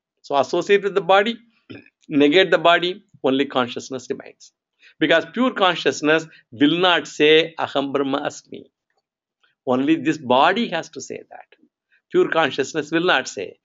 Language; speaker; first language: English; non-native, local second language; Tamil